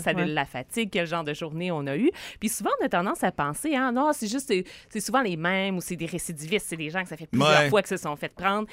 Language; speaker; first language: French; native; French